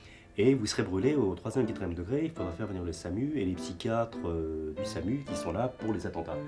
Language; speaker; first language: French; native; French